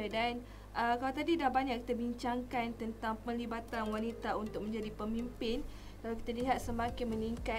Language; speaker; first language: Malay; native; Malay